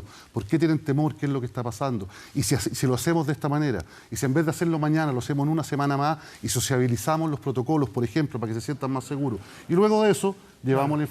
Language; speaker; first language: Spanish; native; Spanish